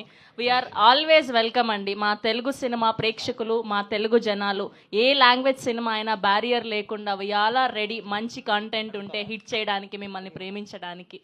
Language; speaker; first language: Telugu; native; Telugu